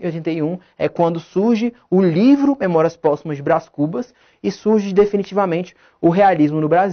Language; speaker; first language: Portuguese; native; Portuguese